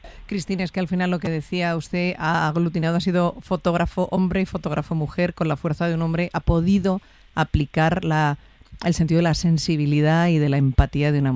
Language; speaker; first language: Spanish; native; Spanish